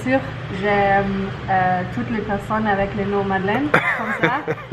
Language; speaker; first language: French; non-native, learner; Filipino